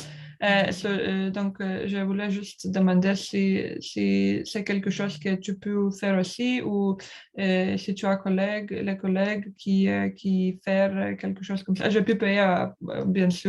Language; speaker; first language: French; non-native, learner; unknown